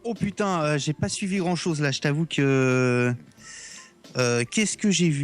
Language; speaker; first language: French; native; French